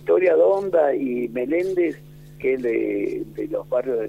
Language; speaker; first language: Spanish; native; Spanish